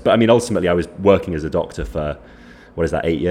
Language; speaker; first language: English; native; English